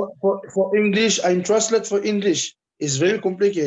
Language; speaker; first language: English; non-native, learner; French